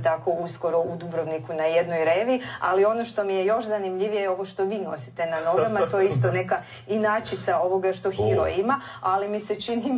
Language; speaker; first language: Croatian; native; Croatian